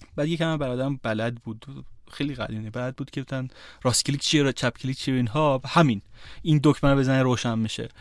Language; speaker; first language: Persian; native; Persian